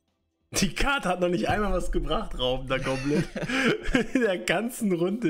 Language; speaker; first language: German; native; German